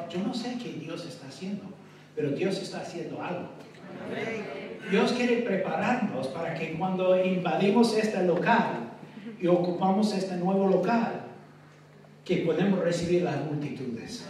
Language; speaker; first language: Spanish; non-native, fluent; English